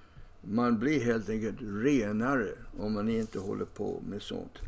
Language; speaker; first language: Swedish; non-native, fluent; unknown